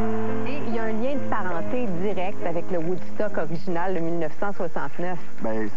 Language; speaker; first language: French; native; French